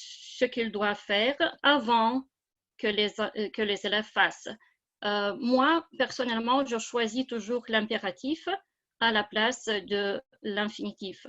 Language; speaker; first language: French; non-native, fluent; Lithuanian